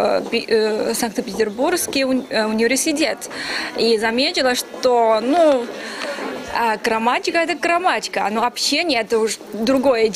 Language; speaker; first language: Russian; non-native, fluent; Chinese